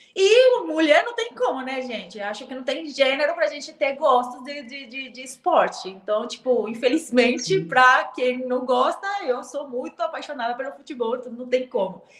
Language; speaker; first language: Portuguese; non-native, fluent; Spanish